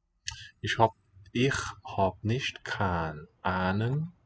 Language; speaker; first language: German; non-native, learner; English